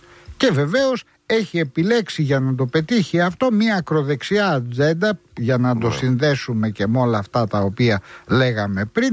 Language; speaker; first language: Greek; native; Greek